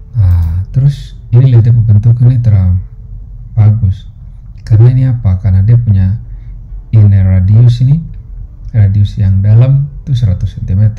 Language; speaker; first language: Indonesian; native; Indonesian